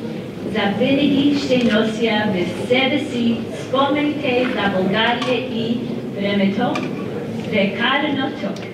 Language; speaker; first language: Bulgarian; non-native, learner; English